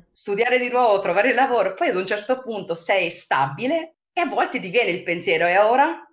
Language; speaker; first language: Italian; early bilingual, heritage; Italian